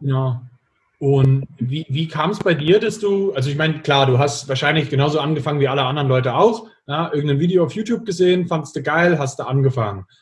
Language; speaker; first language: German; native; German